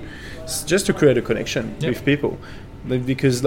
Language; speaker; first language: English; non-native, fluent; French